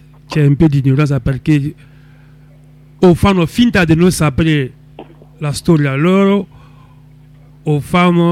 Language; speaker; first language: Italian; non-native, local second language; French